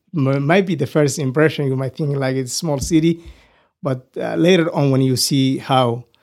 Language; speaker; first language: English; non-native, fluent; Somali